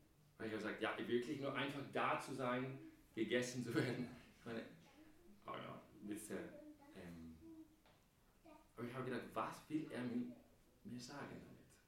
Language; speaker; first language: German; non-native, fluent; English